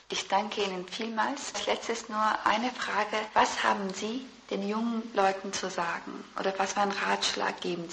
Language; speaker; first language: German; early bilingual, other home language; Persian